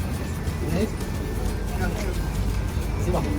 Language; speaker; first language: Russian; non-native, local second language; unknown